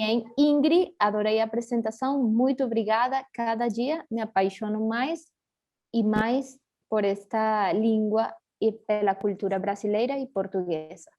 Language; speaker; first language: Portuguese; early bilingual, heritage; Portuguese